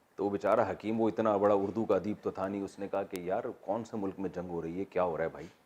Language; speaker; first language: Urdu; native; Urdu